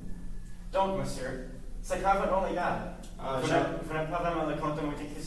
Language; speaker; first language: French; non-native, learner; English